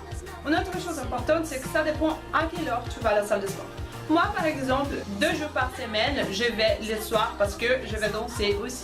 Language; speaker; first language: French; non-native, fluent; Portuguese